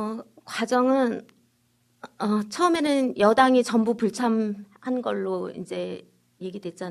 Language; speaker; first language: Korean; native; Korean